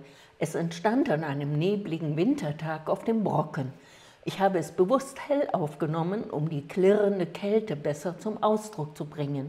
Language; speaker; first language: German; native; German